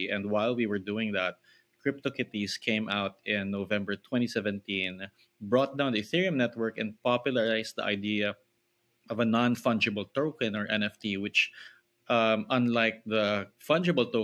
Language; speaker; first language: English; non-native, local second language; Filipino